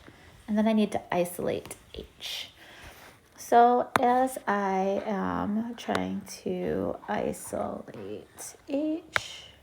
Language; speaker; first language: English; native; English